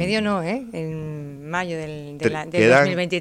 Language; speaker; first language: Spanish; native; Spanish